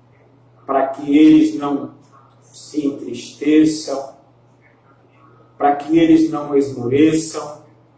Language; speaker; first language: Portuguese; native; Portuguese